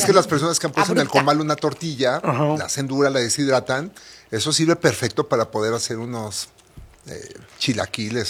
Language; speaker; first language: Spanish; native; Spanish